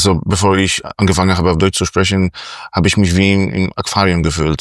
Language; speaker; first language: German; non-native, fluent; Polish